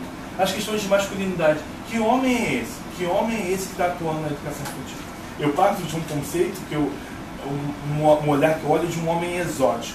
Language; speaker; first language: Portuguese; native; Portuguese